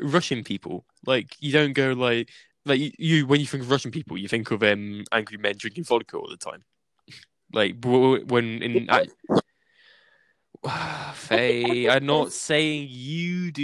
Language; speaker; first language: English; native; English